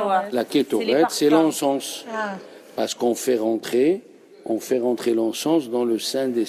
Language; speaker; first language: French; native; French